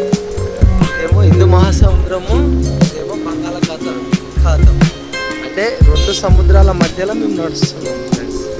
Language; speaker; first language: Telugu; native; Telugu